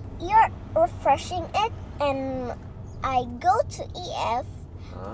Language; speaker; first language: English; non-native, learner; Indonesian